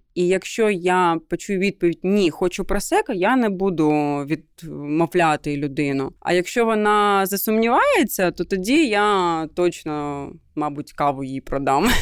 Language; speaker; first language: Ukrainian; non-native, local second language; Russian